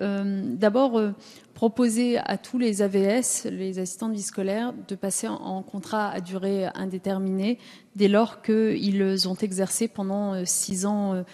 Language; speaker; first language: French; native; French